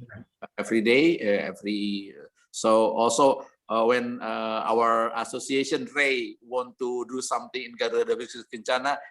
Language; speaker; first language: English; non-native, learner; Indonesian